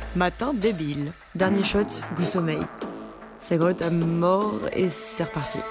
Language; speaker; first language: French; native; French